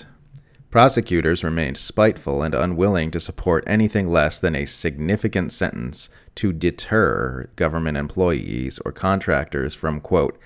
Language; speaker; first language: English; native; English